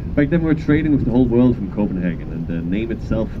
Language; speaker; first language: English; non-native, fluent; Danish